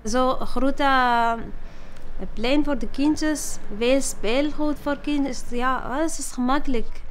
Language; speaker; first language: Dutch; non-native, learner; Kurdish